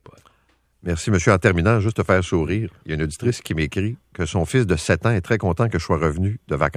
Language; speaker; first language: French; native; French